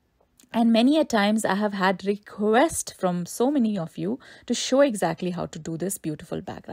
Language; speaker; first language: English; non-native, local second language; Hindi